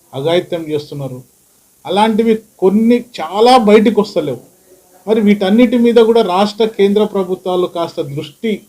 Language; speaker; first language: Telugu; non-native, local second language; Lambadi